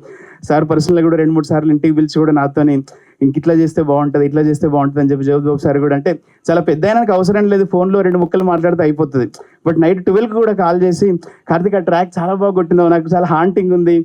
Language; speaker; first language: Telugu; native; Telugu